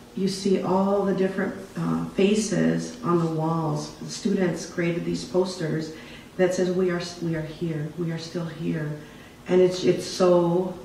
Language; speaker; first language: English; native; English